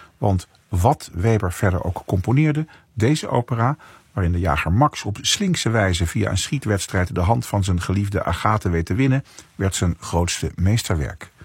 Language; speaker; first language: Dutch; native; Dutch